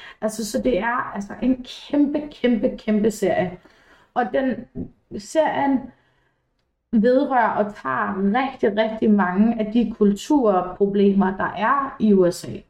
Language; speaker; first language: Danish; early bilingual, other home language; English